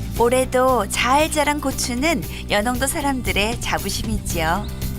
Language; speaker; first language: Korean; native; Korean